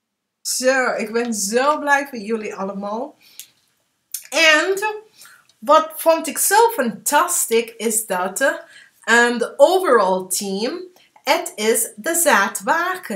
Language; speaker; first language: Dutch; early bilingual, heritage; English